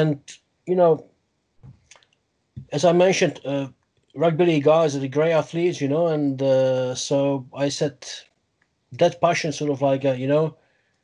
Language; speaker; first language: English; non-native, fluent; Czech